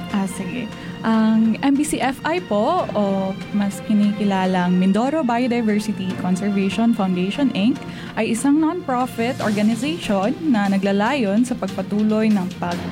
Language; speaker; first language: Filipino; non-native, local second language; Cebuano